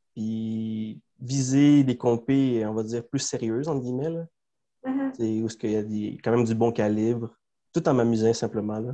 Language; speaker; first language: French; early bilingual, other home language; Spanish